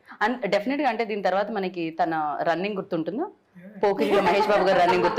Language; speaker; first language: Telugu; native; Telugu